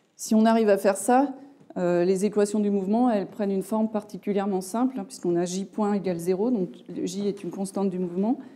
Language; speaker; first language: French; native; French